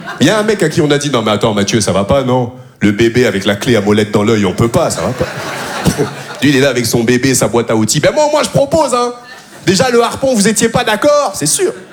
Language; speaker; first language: French; native; French